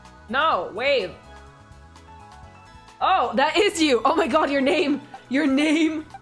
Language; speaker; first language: English; early bilingual, other home language; Spanish